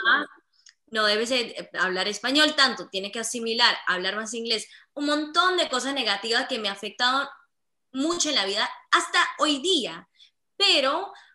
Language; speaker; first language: Spanish; early bilingual, heritage; Spanish